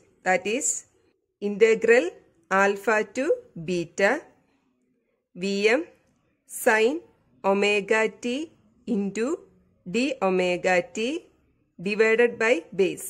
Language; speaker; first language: English; non-native, local second language; Malayalam